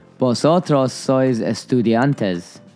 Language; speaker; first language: Spanish; non-native, learner; English